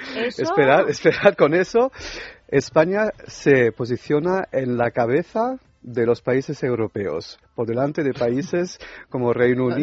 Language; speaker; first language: Spanish; non-native, fluent; French